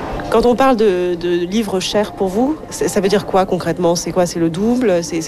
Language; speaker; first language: French; native; French